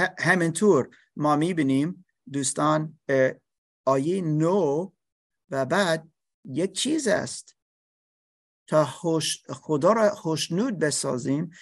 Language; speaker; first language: Persian; non-native, learner; English